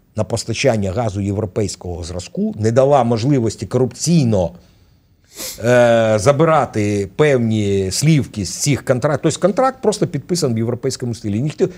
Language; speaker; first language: Ukrainian; native; Ukrainian